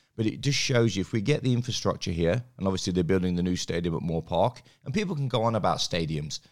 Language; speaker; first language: English; native; English